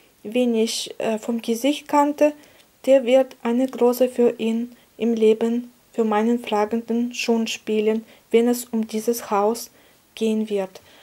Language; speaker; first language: German; non-native, fluent; Russian